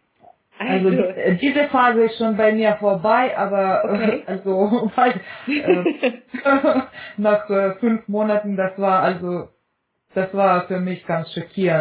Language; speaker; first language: German; non-native, fluent; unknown